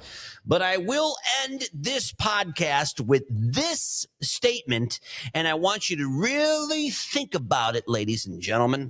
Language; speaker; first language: English; native; English